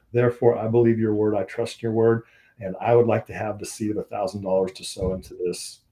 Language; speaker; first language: English; native; English